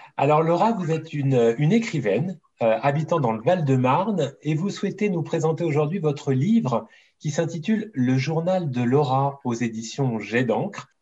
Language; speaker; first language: French; native; French